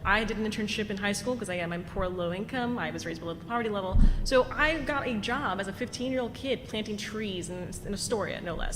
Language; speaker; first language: English; early bilingual, other home language; Italian